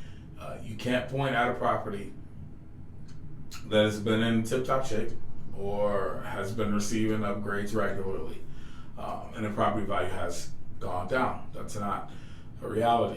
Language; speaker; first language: English; native; English